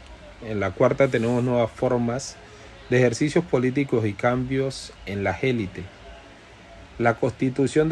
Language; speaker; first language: Spanish; native; Spanish